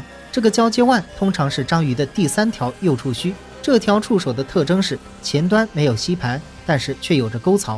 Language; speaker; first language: Chinese; native; Chinese